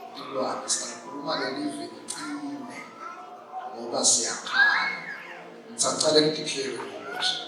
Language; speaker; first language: Zulu; non-native, local second language; Swati